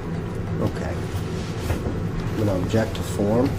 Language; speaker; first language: English; native; English